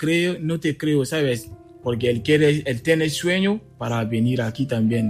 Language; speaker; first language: Spanish; non-native, learner; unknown